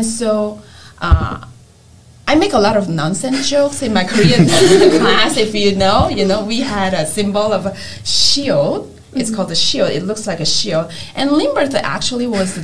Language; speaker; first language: English; non-native, fluent; Korean